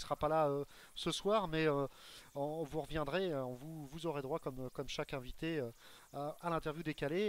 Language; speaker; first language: French; native; French